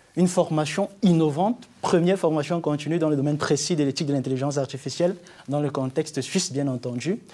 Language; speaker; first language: French; native; French